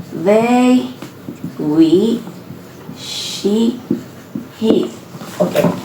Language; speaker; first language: English; non-native, learner; Indonesian